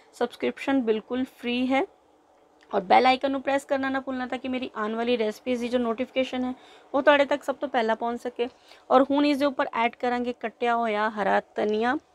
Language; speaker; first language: Hindi; non-native, local second language; Punjabi